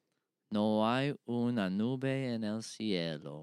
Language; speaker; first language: Spanish; non-native, learner; English